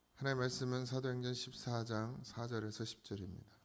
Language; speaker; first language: Korean; native; Korean